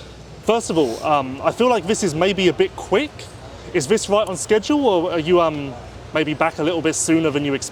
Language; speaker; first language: English; native; English